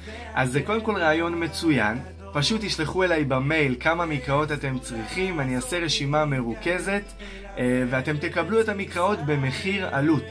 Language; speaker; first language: Hebrew; native; Hebrew